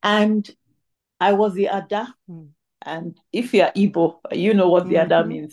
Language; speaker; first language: English; non-native, local second language; Igbo